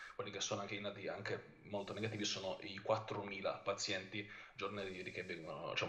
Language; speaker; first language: Italian; native; Italian